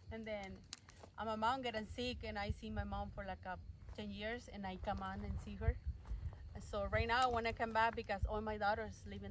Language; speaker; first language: English; non-native, learner; Spanish